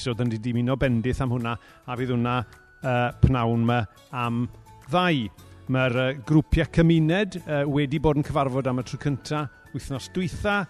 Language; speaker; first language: Welsh; native; Welsh